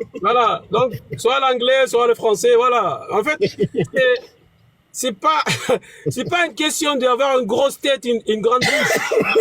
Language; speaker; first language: French; non-native, fluent; Arabic